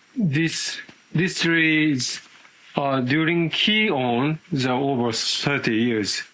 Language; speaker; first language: English; non-native, learner; Japanese